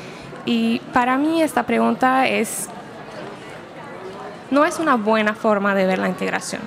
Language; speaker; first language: Spanish; non-native, fluent; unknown